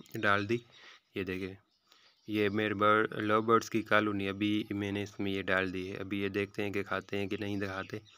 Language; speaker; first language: Urdu; non-native, local second language; Sindhi